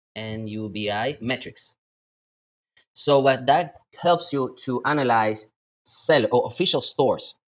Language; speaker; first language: English; non-native, fluent; Latvian